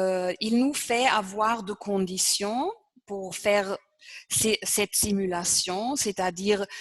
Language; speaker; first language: French; non-native, fluent; German